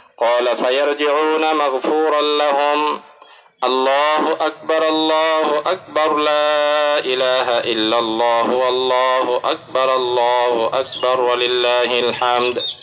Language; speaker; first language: Arabic; non-native, fluent; Bangla